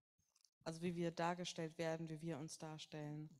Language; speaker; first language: German; native; German